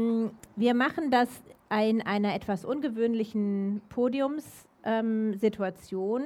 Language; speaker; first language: German; native; German